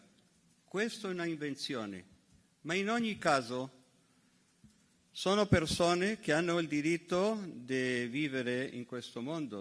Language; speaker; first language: Italian; non-native, fluent; Hebrew